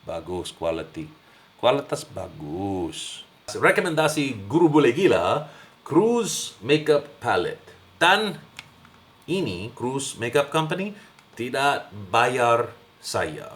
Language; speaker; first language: Indonesian; non-native, learner; English